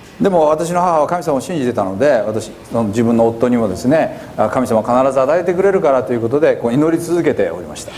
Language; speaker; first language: Japanese; native; Japanese